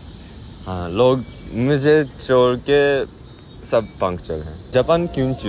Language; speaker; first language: Hindi; non-native, fluent; Japanese